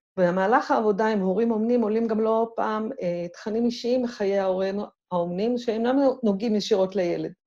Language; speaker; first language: Hebrew; native; Hebrew